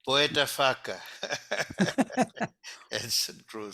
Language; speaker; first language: Portuguese; non-native, fluent; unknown